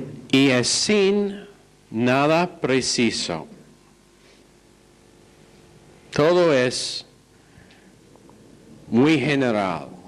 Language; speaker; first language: Spanish; non-native, fluent; English